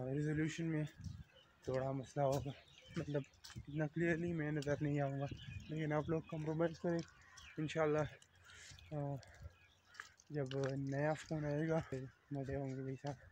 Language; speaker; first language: Hindi; non-native, local second language; Pashto